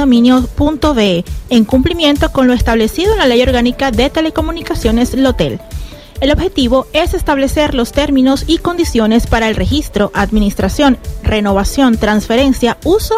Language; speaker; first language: Spanish; native; Spanish